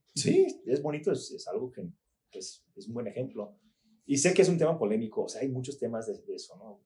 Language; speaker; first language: Spanish; early bilingual, other home language; English